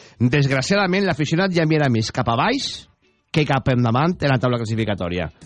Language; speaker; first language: Catalan; native; Catalan